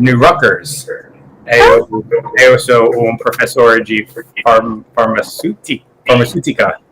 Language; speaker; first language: Portuguese; non-native, learner; English